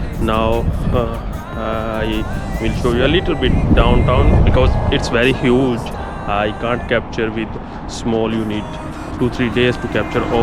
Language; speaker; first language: English; non-native, learner; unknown